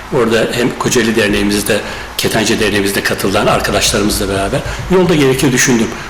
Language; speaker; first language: Turkish; native; Turkish